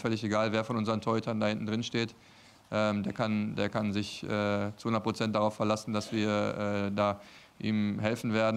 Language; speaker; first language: German; native; German